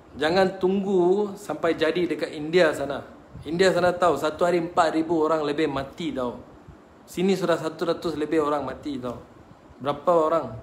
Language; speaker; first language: Malay; non-native, local second language; Tamil